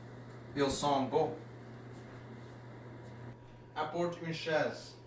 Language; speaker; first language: French; non-native, learner; English